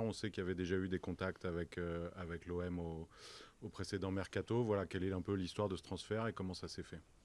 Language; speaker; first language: French; native; French